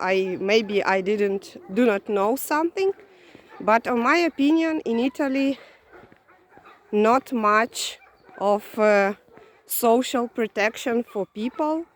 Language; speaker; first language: English; non-native, fluent; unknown